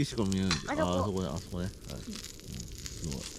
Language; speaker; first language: Japanese; native; Japanese